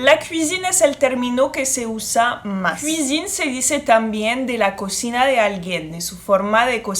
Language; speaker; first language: Spanish; non-native, fluent; French